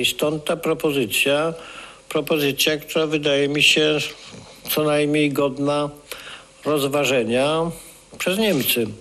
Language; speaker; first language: Polish; native; Polish